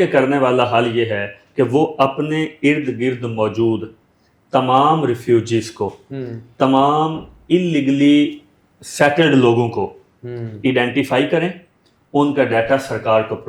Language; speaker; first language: Urdu; native; Urdu